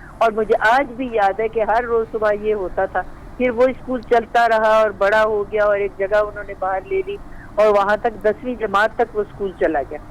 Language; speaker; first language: Urdu; native; Urdu